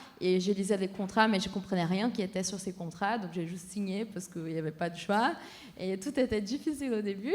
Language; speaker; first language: French; non-native, fluent; Portuguese